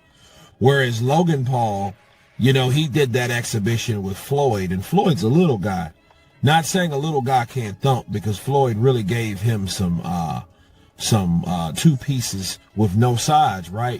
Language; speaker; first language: English; native; English